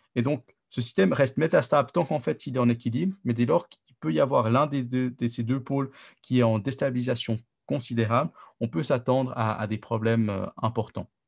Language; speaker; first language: French; native; French